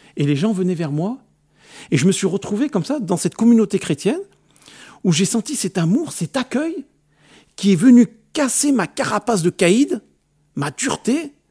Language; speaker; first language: French; early bilingual, other home language; Arabic